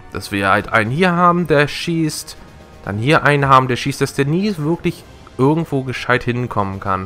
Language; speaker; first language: German; native; German